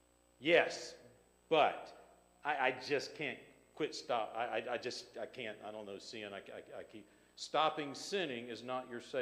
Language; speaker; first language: English; native; English